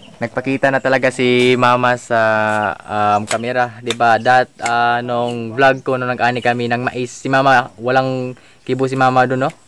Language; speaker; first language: Filipino; non-native, local second language; Cebuano